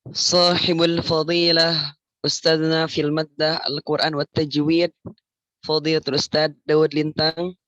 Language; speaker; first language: Arabic; non-native, learner; Indonesian